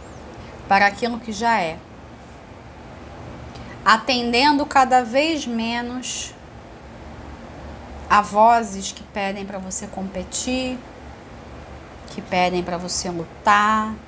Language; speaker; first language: Portuguese; native; Portuguese